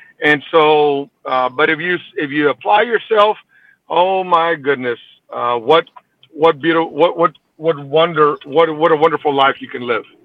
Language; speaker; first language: English; early bilingual, other home language; Spanish